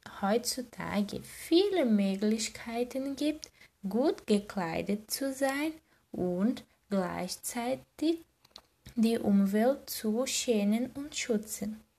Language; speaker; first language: German; non-native, learner; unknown